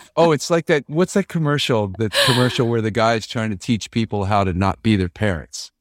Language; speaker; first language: English; native; English